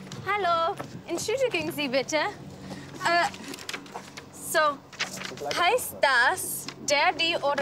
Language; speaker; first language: German; non-native, learner; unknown